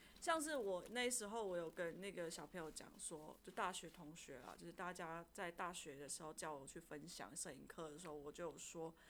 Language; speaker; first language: Chinese; native; Chinese